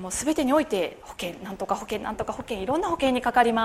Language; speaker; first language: Japanese; native; Japanese